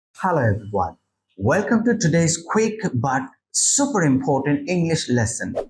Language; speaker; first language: English; non-native, local second language; Bangla